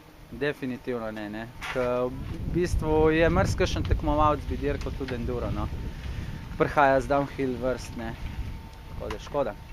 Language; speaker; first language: Slovenian; native; Slovenian